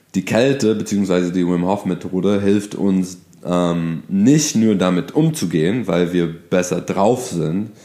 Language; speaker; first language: German; non-native, fluent; English